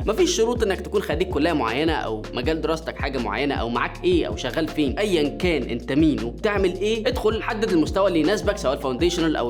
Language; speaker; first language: Arabic; native; Arabic